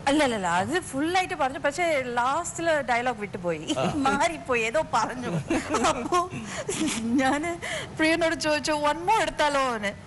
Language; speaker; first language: Malayalam; non-native, fluent; Tamil